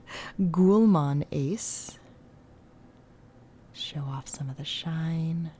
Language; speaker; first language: English; native; English